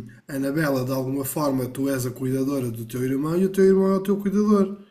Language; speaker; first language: Portuguese; native; Portuguese